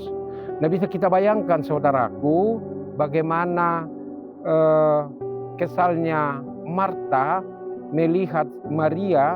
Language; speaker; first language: Indonesian; native; Indonesian